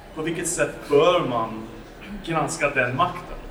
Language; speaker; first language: Swedish; non-native, fluent; English